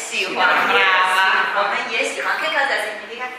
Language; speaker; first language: Italian; non-native, fluent; Chinese